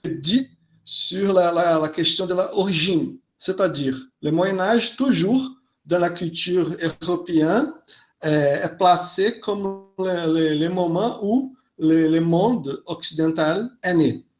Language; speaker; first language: French; non-native, fluent; Portuguese